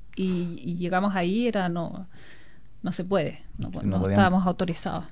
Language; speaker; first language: Spanish; native; Spanish